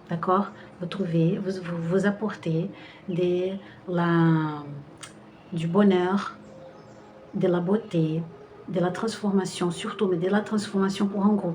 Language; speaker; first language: French; non-native, fluent; Portuguese